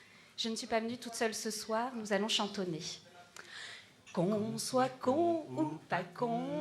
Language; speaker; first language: French; native; French